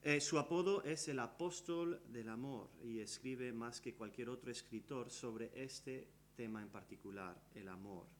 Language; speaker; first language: Spanish; early bilingual, other home language; English